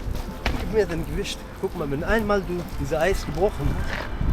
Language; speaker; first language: German; non-native, learner; Pashto